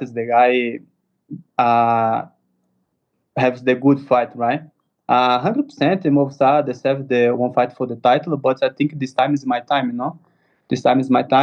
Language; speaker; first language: English; non-native, learner; Portuguese